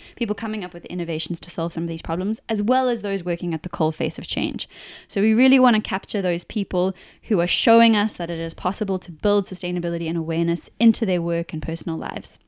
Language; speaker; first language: English; native; English